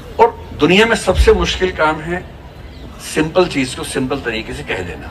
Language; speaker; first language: Hindi; native; Hindi